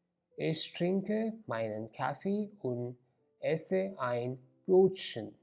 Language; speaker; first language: German; non-native, learner; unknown